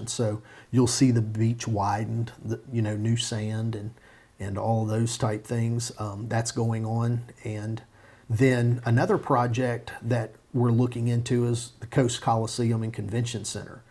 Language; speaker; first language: English; native; English